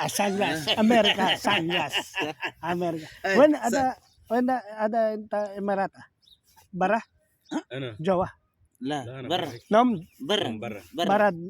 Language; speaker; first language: Arabic; non-native, learner; Filipino